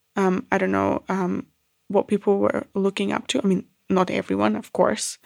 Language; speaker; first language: English; non-native, fluent; Macedonian